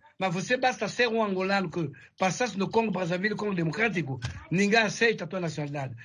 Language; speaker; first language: Portuguese; non-native, fluent; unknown